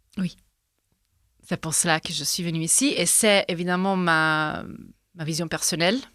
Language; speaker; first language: French; non-native, fluent; Italian